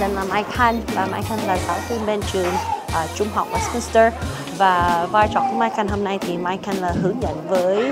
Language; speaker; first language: Vietnamese; early bilingual, heritage; Vietnamese